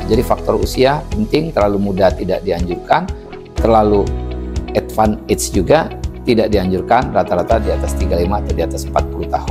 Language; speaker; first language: Indonesian; native; Indonesian